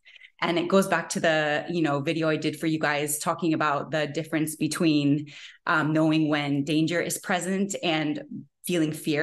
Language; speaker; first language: English; native; English